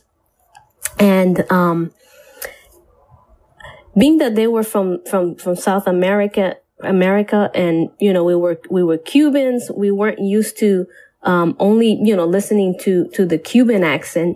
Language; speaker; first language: English; early bilingual, other home language; Spanish